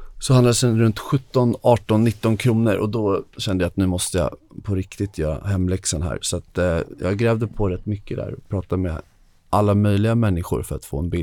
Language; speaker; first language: Swedish; native; Swedish